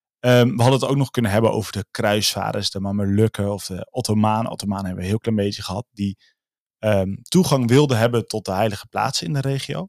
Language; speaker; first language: Dutch; native; Dutch